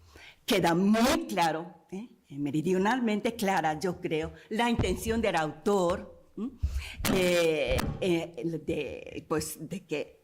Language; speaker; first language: Spanish; non-native, fluent; Japanese